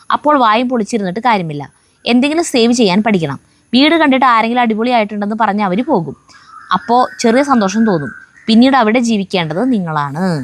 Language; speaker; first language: Malayalam; native; Malayalam